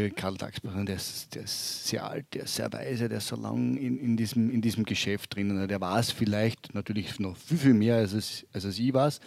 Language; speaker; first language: German; native; German